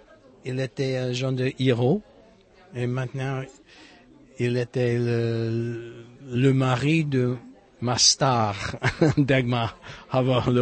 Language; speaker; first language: French; non-native, learner; English